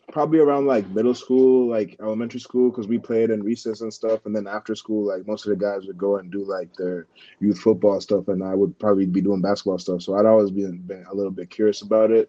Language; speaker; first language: English; early bilingual, other home language; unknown